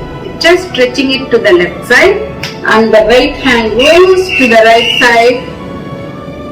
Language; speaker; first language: English; non-native, local second language; Tamil